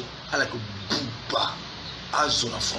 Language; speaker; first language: French; non-native, local second language; Sango